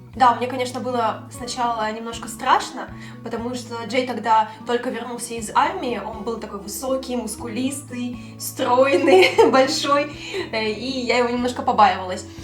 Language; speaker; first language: Russian; native; Russian